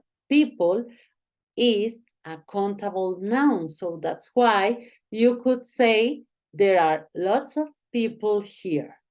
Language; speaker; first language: English; non-native, learner; Spanish